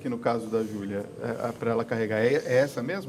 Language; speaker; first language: Portuguese; native; Portuguese